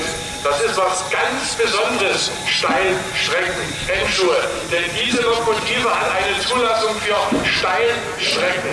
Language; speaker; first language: German; native; German